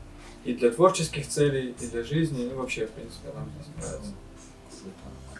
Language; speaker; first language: Russian; native; Russian